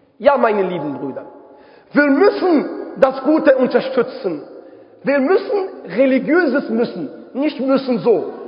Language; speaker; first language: German; non-native, fluent; Arabic